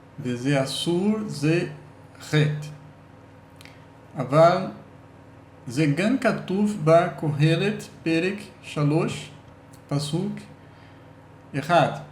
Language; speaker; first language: Hebrew; non-native, learner; Portuguese